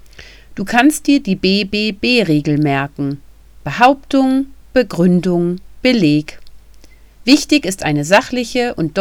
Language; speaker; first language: German; native; German